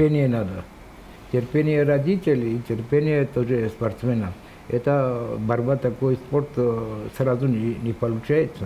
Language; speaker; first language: Russian; non-native, local second language; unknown